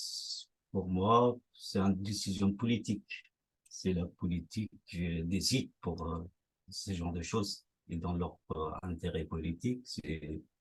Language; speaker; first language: French; non-native, fluent; Persian